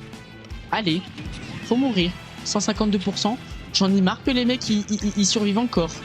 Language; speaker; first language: French; native; French